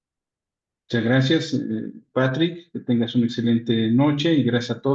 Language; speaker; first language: Spanish; native; Spanish